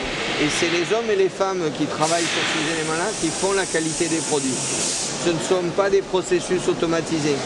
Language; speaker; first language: French; native; French